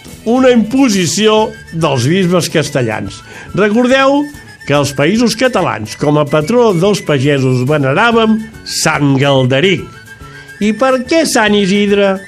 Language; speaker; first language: Catalan; native; Catalan